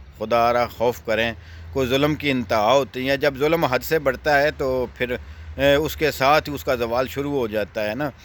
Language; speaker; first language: Urdu; non-native, local second language; Punjabi